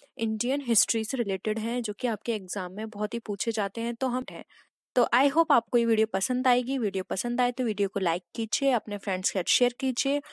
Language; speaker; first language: Hindi; native; Hindi